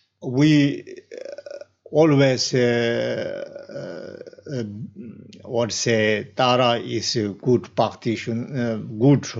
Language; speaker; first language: English; non-native, learner; Tibetan